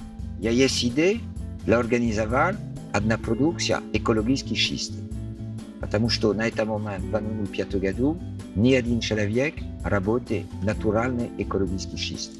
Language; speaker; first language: Russian; non-native, learner; French